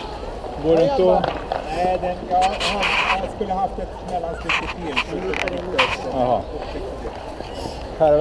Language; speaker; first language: Swedish; native; Swedish